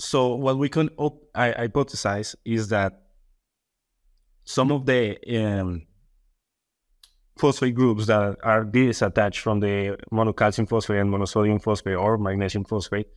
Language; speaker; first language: English; non-native, fluent; Spanish